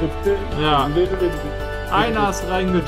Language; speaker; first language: German; native; German